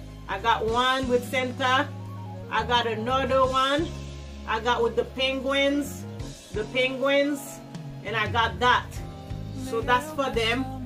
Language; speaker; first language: English; non-native, fluent; Haitian Creole